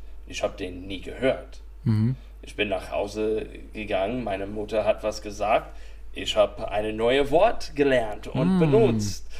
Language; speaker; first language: German; non-native, fluent; English